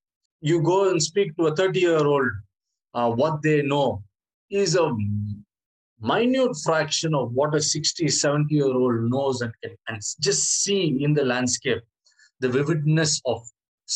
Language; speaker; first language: English; non-native, local second language; Tamil